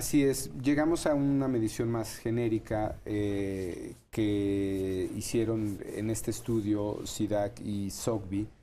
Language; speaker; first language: Spanish; native; Spanish